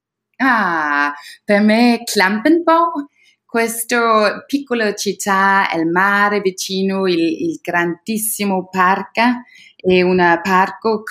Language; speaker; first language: Italian; non-native, learner; Danish